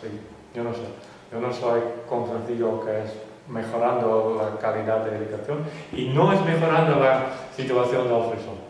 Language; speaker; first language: Spanish; non-native, fluent; Dutch